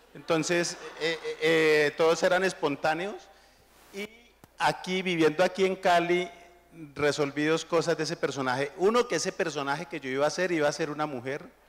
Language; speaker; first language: Spanish; native; Spanish